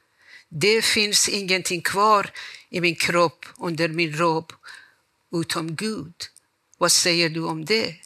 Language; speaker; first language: Swedish; non-native, fluent; Persian